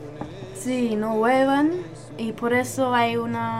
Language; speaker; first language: Spanish; non-native, learner; German